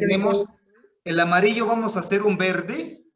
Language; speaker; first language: Spanish; non-native, local second language; Zapotec